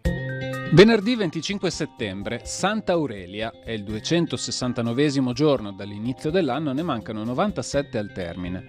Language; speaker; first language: Italian; native; Italian